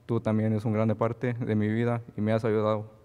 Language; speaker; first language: Spanish; early bilingual, heritage; Spanish